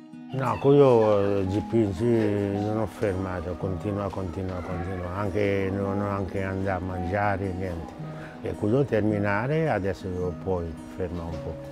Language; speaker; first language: Italian; non-native, learner; Haitian Creole